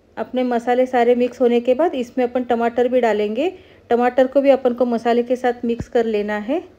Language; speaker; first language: Hindi; non-native, local second language; Marathi